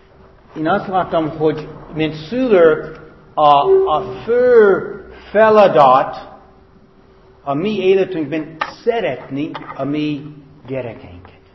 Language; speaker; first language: Hungarian; non-native, fluent; English